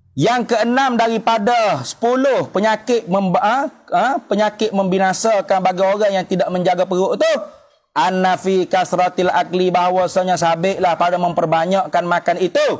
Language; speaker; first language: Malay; native; Malay